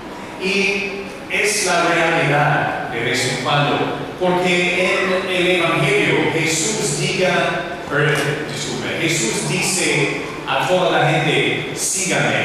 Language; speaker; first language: Spanish; non-native, learner; English